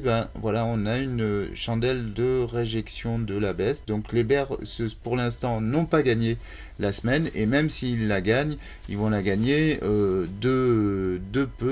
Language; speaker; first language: French; native; French